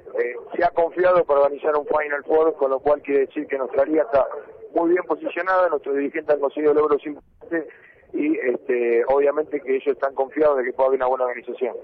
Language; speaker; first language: Spanish; native; Spanish